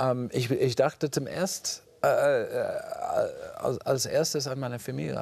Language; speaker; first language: German; non-native, fluent; English